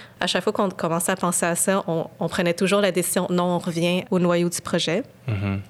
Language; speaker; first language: French; native; French